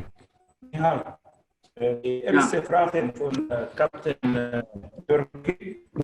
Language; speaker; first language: German; non-native, learner; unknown